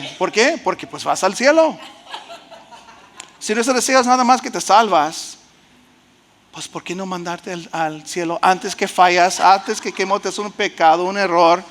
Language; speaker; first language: Spanish; early bilingual, heritage; Spanish